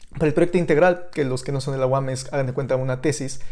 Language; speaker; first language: Spanish; native; Spanish